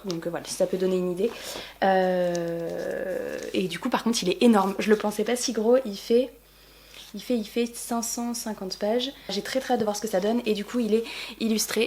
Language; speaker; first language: French; native; French